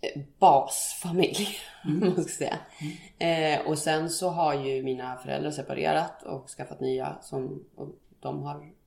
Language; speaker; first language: Swedish; native; Swedish